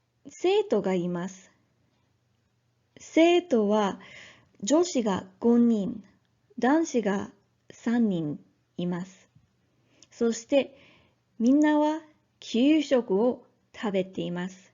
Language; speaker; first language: Japanese; non-native, learner; English